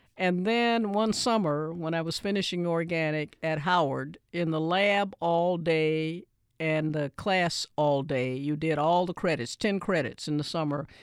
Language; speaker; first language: English; native; English